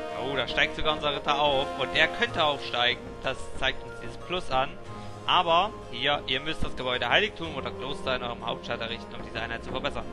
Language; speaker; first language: German; native; German